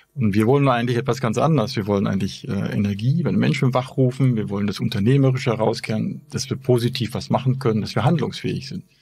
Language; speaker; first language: German; native; German